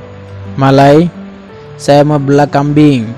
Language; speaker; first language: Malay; non-native, learner; Bangla